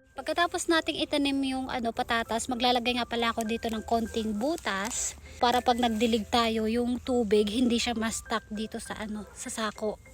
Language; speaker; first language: Filipino; non-native, local second language; Iloko